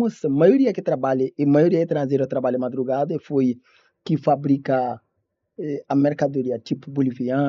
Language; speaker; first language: Portuguese; non-native, learner; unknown